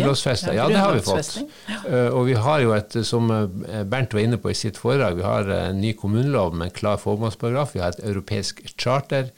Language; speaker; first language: Norwegian; native; Norwegian